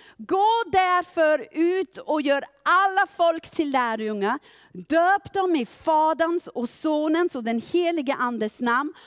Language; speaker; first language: Swedish; non-native, fluent; German